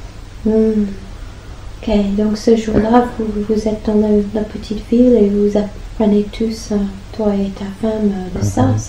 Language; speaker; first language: French; non-native, fluent; English